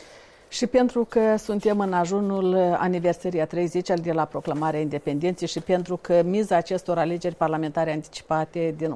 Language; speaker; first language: Romanian; native; Romanian